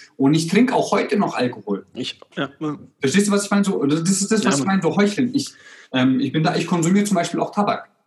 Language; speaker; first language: German; early bilingual, other home language; Croatian